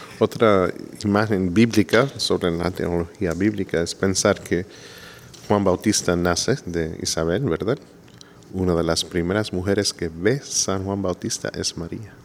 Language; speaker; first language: Spanish; non-native, fluent; English